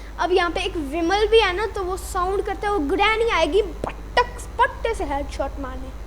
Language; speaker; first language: Urdu; native; Urdu